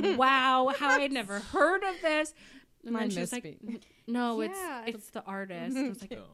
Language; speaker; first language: English; native; English